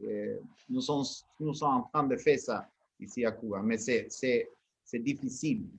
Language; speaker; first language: French; non-native, learner; Spanish